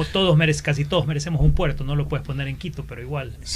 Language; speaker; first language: Spanish; native; Spanish